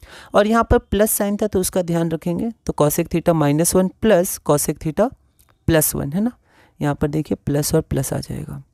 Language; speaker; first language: Hindi; native; Hindi